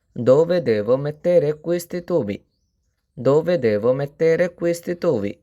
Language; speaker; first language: Italian; non-native, fluent; Bangla